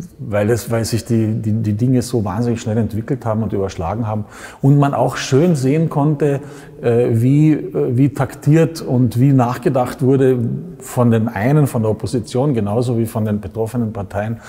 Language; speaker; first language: German; non-native, local second language; Slovenian